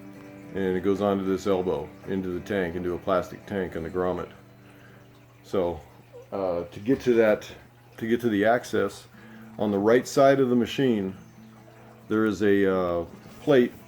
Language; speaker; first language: English; native; English